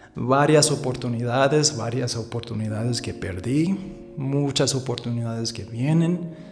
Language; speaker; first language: Spanish; early bilingual, heritage; Spanish